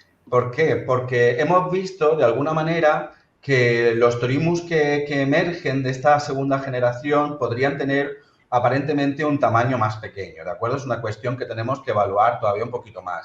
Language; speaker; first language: Spanish; native; Spanish